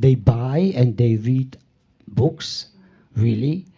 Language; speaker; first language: English; non-native, fluent; Slovenian